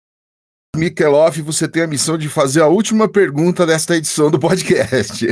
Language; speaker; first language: Portuguese; native; Portuguese